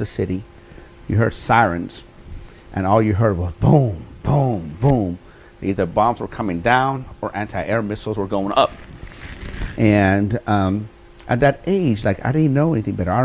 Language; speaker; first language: English; early bilingual, other home language; Persian